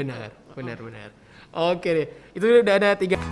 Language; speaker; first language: Indonesian; native; Indonesian